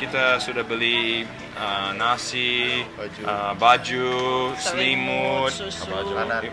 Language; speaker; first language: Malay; non-native, learner; English